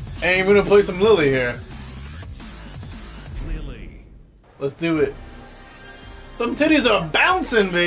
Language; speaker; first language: English; native; English